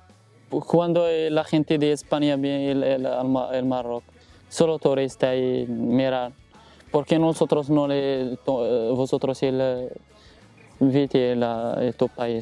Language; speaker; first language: Spanish; non-native, learner; Arabic